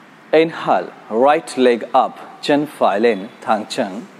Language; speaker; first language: Vietnamese; non-native, learner; Bangla